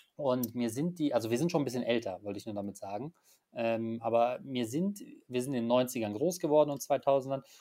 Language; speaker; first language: German; early bilingual, other home language; Polish